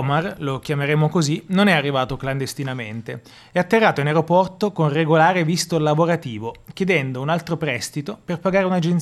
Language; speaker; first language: Italian; native; Italian